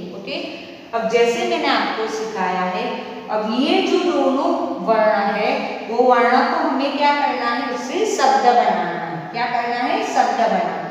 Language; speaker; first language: Hindi; non-native, local second language; Gujarati